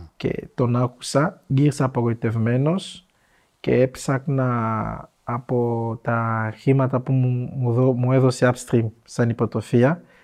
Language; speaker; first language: Greek; non-native, fluent; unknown